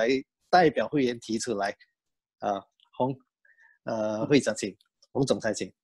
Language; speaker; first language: Chinese; native; Chinese